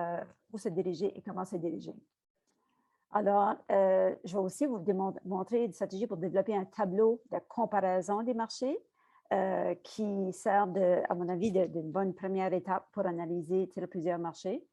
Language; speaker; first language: French; native; French